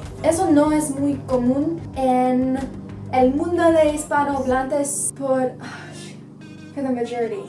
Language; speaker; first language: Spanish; early bilingual, heritage; English